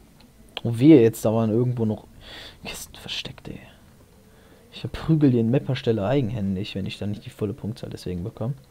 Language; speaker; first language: German; native; German